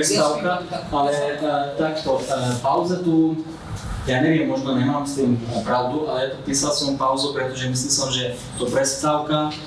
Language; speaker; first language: Slovak; non-native, fluent; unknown